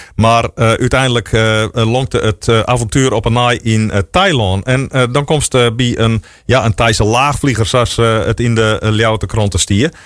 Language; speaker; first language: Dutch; non-native, local second language; Western Frisian